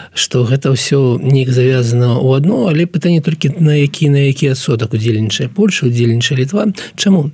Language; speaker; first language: Belarusian; non-native, local second language; Russian